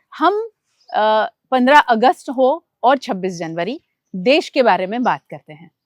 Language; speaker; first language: Hindi; non-native, local second language; Gujarati